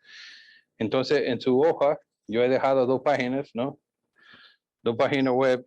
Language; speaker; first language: Spanish; non-native, fluent; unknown